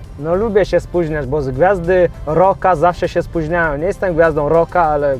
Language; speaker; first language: Polish; non-native, fluent; Chechen